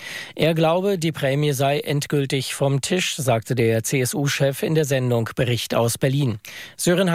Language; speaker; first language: German; native; German